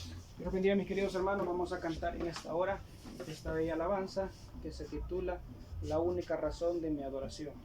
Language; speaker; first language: Spanish; native; Spanish